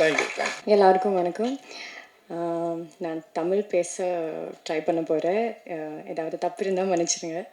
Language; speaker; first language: Tamil; non-native, learner; Malayalam